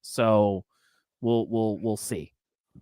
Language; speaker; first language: English; native; English